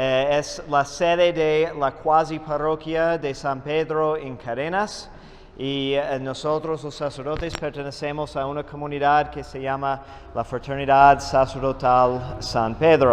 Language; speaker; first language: Spanish; non-native, fluent; English